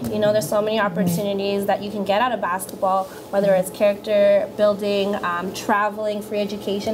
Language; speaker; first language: English; early bilingual, other home language; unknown